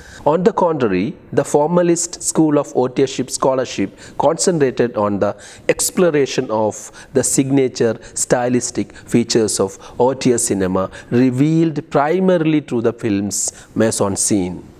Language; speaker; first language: English; non-native, local second language; Malayalam